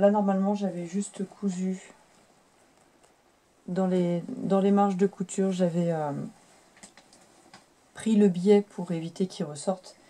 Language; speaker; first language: French; native; French